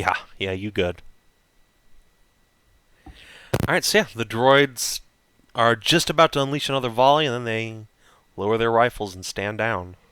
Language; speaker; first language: English; native; English